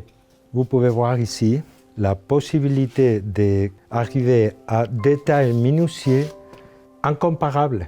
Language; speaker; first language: French; non-native, fluent; Spanish